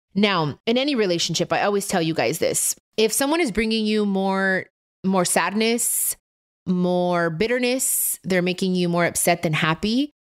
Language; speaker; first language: English; native; English